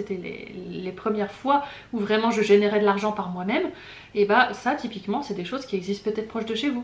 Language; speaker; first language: French; native; French